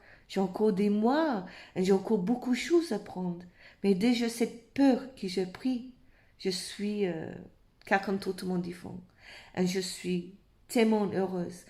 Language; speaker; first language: French; non-native, fluent; English